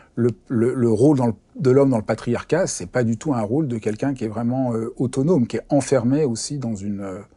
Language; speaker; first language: French; native; French